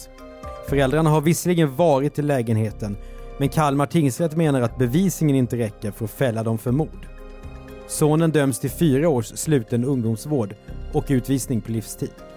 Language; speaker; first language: Swedish; native; Swedish